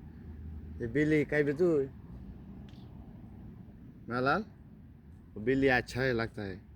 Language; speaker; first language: Hindi; non-native, learner; Bangla